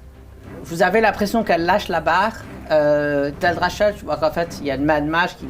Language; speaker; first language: French; native; French